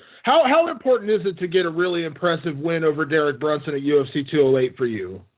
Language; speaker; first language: English; native; English